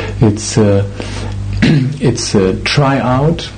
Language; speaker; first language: English; non-native, fluent; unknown